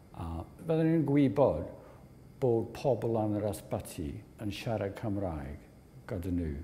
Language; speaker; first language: Welsh; non-native, fluent; English